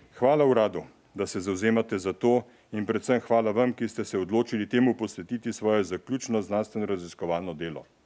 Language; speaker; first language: Slovenian; native; Slovenian